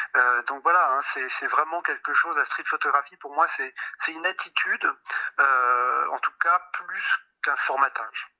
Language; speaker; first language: French; native; French